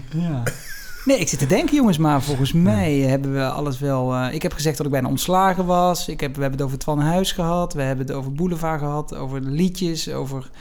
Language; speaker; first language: Dutch; native; Dutch